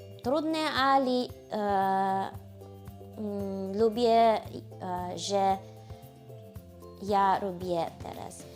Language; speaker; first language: Polish; non-native, learner; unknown